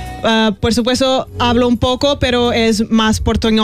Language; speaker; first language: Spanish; non-native, learner; Portuguese